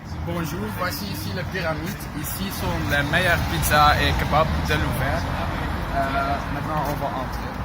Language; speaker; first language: French; non-native, learner; Dutch